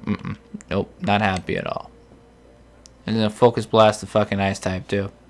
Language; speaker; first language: English; native; English